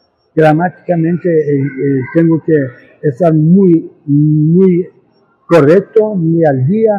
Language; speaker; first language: Spanish; non-native, fluent; Persian